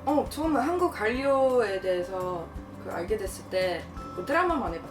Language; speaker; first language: Korean; non-native, fluent; Swedish